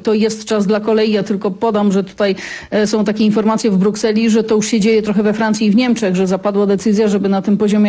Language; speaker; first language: Polish; native; Polish